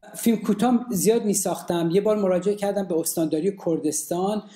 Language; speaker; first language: Persian; native; Persian